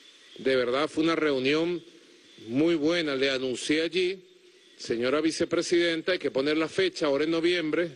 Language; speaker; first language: Spanish; native; Spanish